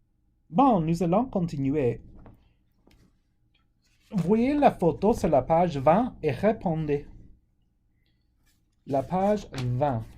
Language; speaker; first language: French; non-native, fluent; English